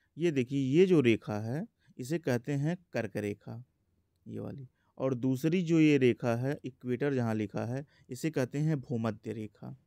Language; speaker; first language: Hindi; native; Hindi